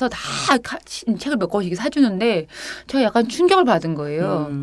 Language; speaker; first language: Korean; native; Korean